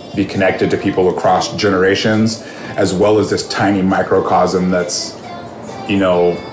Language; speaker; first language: English; native; English